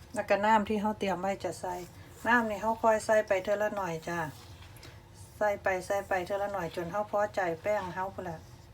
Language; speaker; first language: Thai; native; Thai